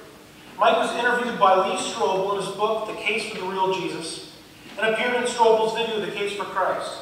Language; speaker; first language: English; native; English